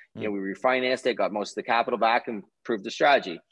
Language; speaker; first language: English; native; English